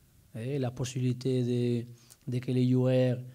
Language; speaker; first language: French; non-native, learner; Spanish